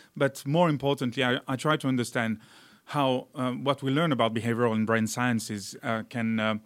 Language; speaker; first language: English; non-native, fluent; French